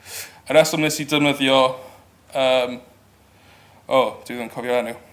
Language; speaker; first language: Welsh; native; Welsh